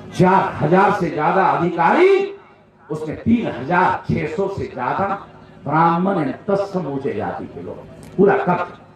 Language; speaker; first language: Hindi; non-native, local second language; Marathi